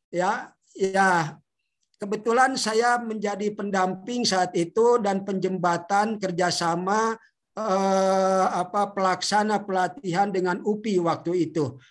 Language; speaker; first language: Indonesian; native; Indonesian